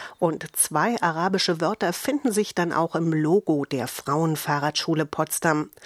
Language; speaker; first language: German; native; German